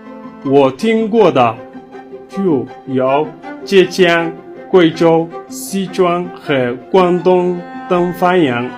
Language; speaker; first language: Chinese; non-native, learner; Somali